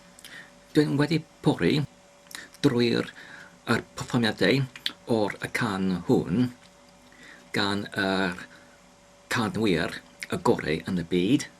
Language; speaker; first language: Welsh; non-native, learner; English